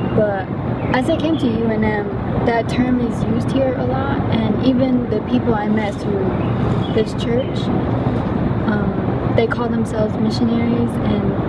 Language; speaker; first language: English; native; English